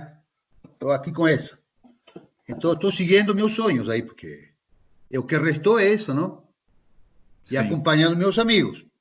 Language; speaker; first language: Portuguese; non-native, fluent; Spanish